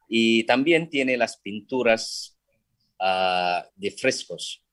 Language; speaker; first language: Spanish; non-native, fluent; Sinhala